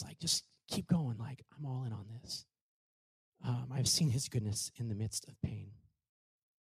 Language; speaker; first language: English; native; English